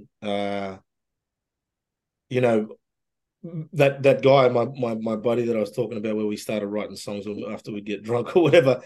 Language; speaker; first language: English; native; English